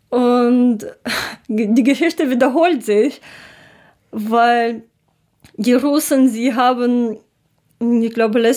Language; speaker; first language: German; non-native, learner; Ukrainian